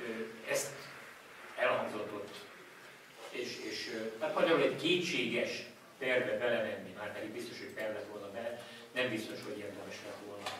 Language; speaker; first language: Hungarian; native; Hungarian